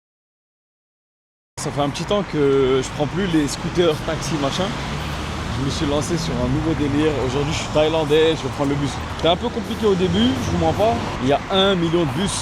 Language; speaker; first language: French; native; French